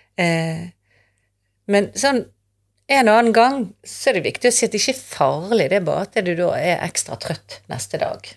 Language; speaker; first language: Norwegian; native; Norwegian